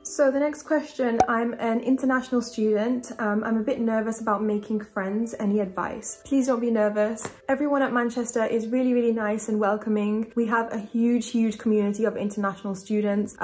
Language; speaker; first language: English; native; English